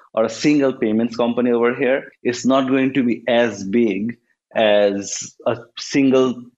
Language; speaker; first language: English; non-native, local second language; Bangla